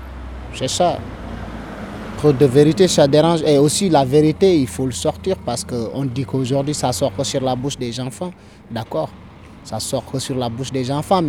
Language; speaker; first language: French; non-native, local second language; Fula